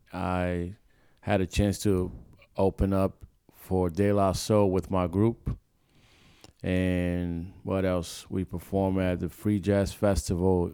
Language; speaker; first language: English; non-native, fluent; Portuguese